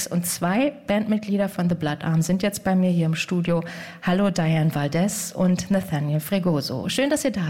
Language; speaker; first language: German; native; German